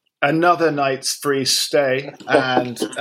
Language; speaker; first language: English; native; English